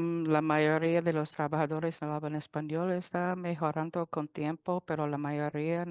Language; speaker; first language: Spanish; non-native, fluent; English